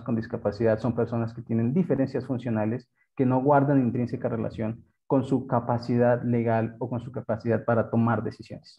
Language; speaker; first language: Spanish; native; Spanish